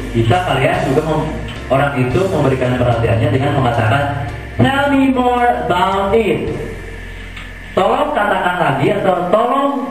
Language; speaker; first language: Indonesian; non-native, local second language; Sundanese